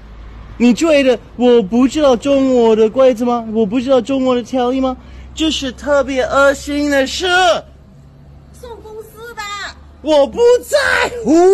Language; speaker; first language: Chinese; non-native, learner; English